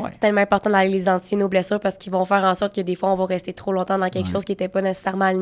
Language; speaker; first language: French; native; French